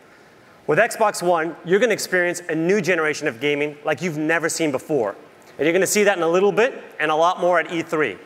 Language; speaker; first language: English; native; English